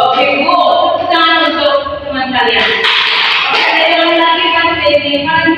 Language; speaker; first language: Indonesian; native; Indonesian